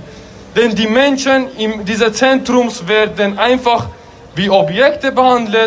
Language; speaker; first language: German; non-native, fluent; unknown